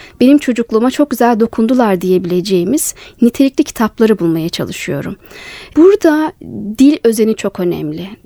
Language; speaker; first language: Turkish; native; Turkish